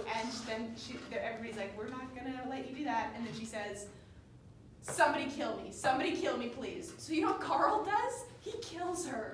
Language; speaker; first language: English; native; English